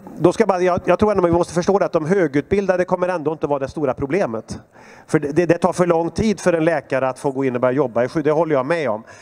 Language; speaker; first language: Swedish; native; Swedish